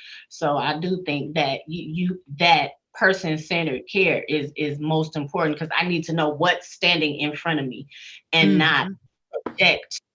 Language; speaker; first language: English; native; English